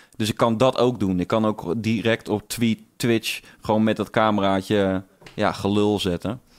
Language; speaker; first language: Dutch; native; Dutch